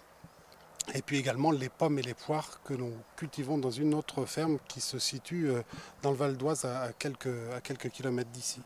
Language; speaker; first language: French; native; French